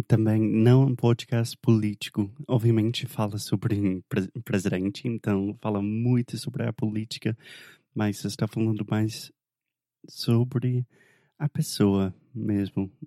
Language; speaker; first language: Portuguese; non-native, fluent; English